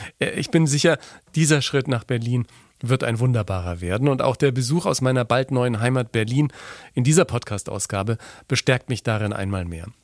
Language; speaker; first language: German; native; German